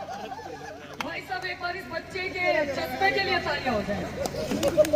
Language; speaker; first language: Hindi; native; Hindi